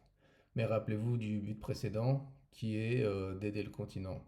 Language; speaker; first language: French; native; French